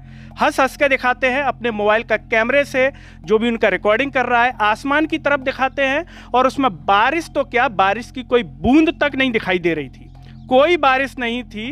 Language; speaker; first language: Hindi; native; Hindi